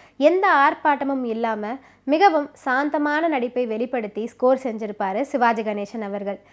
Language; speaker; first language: Tamil; native; Tamil